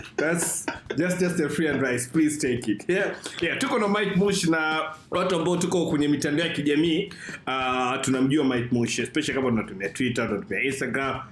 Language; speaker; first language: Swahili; native; Swahili